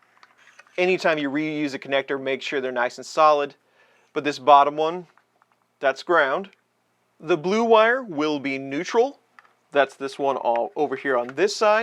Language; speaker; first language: English; native; English